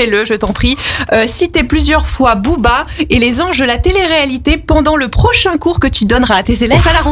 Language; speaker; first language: French; native; French